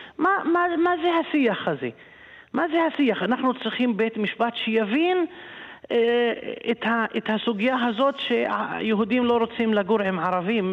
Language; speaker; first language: Hebrew; non-native, local second language; Arabic